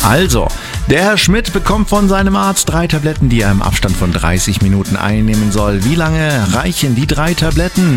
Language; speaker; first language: German; native; German